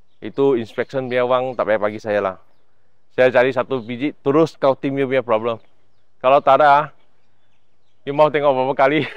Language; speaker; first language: Malay; non-native, local second language; Chinese